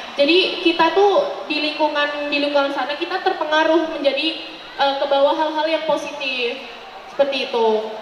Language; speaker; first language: Indonesian; native; Indonesian